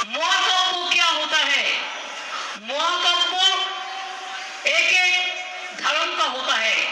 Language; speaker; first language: Hindi; non-native, local second language; Bangla